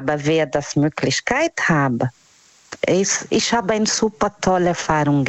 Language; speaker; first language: German; non-native, learner; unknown